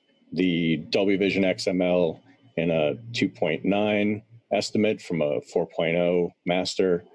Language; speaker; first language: English; native; English